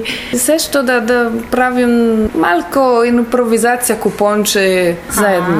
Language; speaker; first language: Bulgarian; non-native, learner; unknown